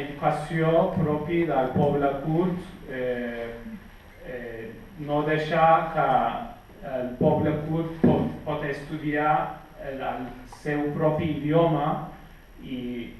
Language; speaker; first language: Catalan; non-native, fluent; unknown